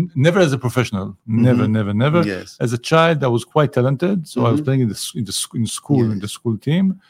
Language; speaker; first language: English; non-native, fluent; Hebrew